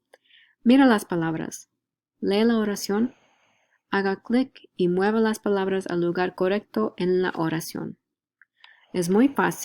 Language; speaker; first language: Spanish; non-native, learner; English